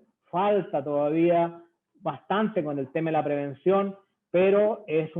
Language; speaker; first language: Spanish; native; Spanish